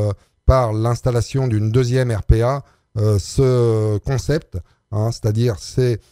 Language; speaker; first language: French; native; French